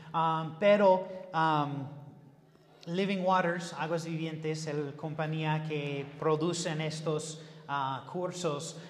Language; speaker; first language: Spanish; non-native, learner; English